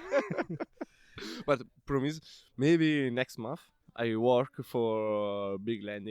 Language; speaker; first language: English; non-native, learner; Italian